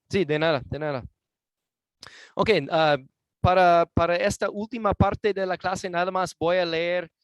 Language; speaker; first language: Spanish; non-native, fluent; English